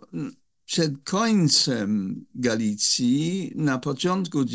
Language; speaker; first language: Polish; non-native, fluent; English